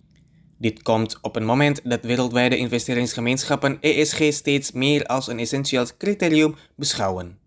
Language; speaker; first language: Dutch; non-native, fluent; Indonesian